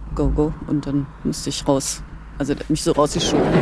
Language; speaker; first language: German; native; German